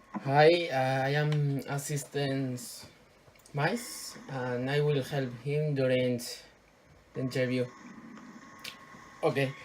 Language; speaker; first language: English; non-native, learner; Spanish